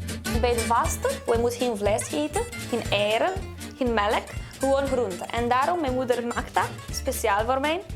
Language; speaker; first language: Dutch; non-native, learner; Romanian